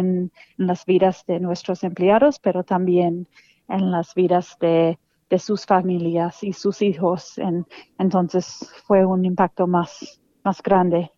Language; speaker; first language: Spanish; non-native, fluent; English